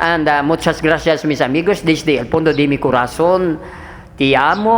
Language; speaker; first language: Spanish; non-native, learner; Filipino